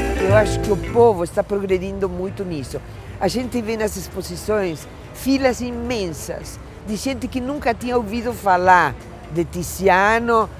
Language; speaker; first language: Portuguese; non-native, fluent; Italian